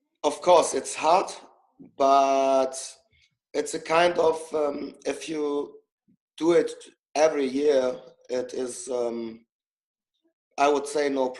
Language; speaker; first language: English; non-native, fluent; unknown